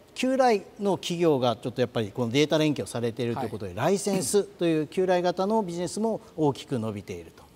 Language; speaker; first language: Japanese; native; Japanese